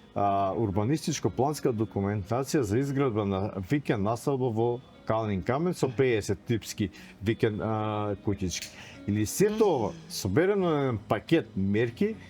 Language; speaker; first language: Macedonian; native; Macedonian